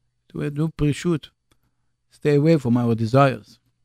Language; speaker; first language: English; non-native, fluent; Hebrew